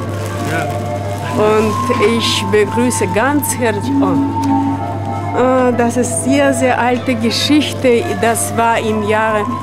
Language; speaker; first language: German; non-native, learner; Russian